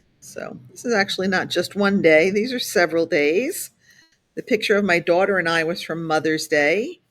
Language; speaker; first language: English; native; English